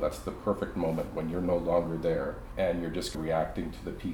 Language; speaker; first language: English; native; English